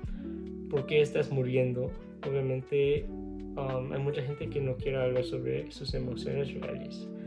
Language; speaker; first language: Spanish; non-native, learner; English